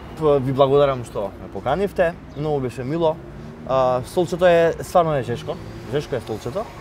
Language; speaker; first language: Macedonian; non-native, local second language; Albanian